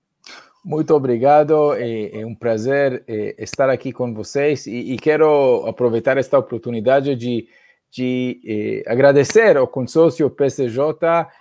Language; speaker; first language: Portuguese; non-native, fluent; Hebrew